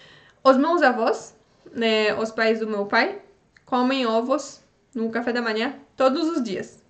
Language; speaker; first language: Portuguese; non-native, fluent; Polish